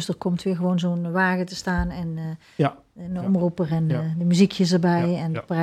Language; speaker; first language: Dutch; native; Dutch